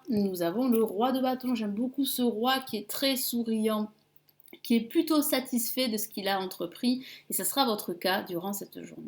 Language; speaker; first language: French; native; French